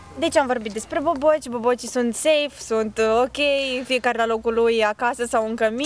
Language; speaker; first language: Romanian; native; Romanian